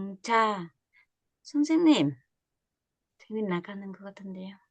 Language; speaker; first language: Korean; non-native, learner; Vietnamese